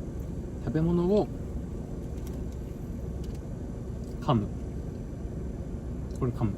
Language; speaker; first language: Japanese; native; Japanese